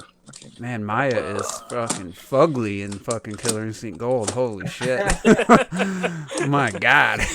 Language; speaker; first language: English; native; English